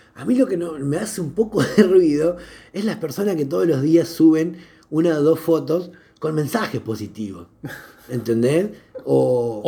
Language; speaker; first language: Spanish; native; Spanish